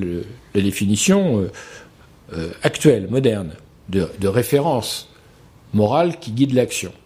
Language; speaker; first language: French; native; French